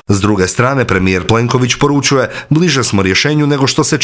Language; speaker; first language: Croatian; native; Croatian